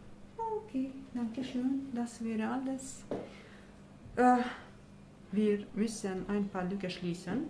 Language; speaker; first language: German; non-native, learner; Hungarian